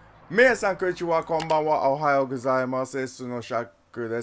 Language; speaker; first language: Japanese; non-native, learner; English